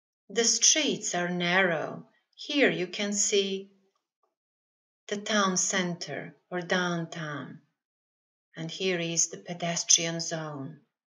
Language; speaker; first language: English; non-native, fluent; Serbian